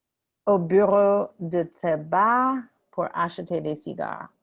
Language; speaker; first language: French; non-native, fluent; English